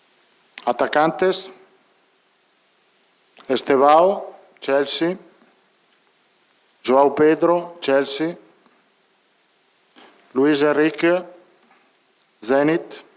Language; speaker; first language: Portuguese; non-native, learner; Italian